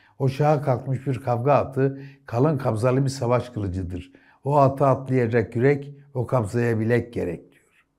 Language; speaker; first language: Turkish; native; Turkish